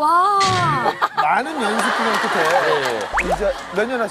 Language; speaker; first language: Korean; native; Korean